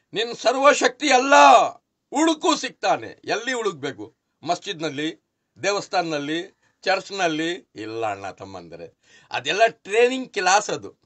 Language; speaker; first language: Kannada; non-native, local second language; Urdu